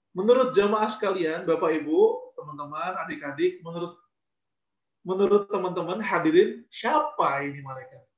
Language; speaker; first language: Indonesian; native; Indonesian